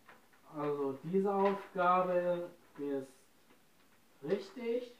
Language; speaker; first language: German; non-native, learner; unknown